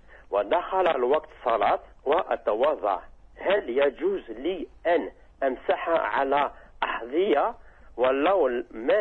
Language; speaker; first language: Arabic; non-native, learner; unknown